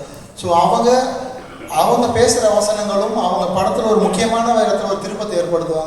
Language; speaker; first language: Tamil; native; Tamil